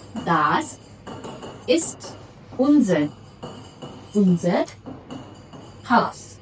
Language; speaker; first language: German; non-native, learner; Hindi